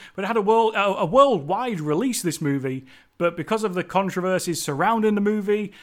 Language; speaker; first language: English; native; English